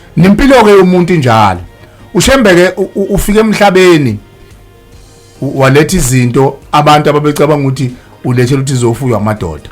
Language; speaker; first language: Zulu; native; Zulu